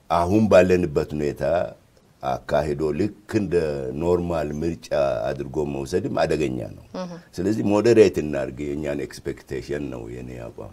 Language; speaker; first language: Amharic; non-native, local second language; Oromo